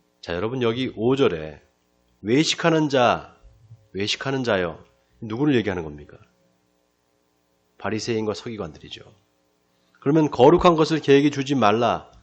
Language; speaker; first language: Korean; native; Korean